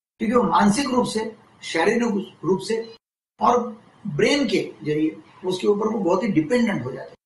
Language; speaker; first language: Hindi; non-native, local second language; Marathi